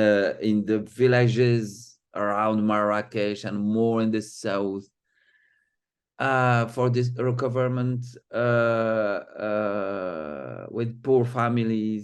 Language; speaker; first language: English; non-native, fluent; Arabic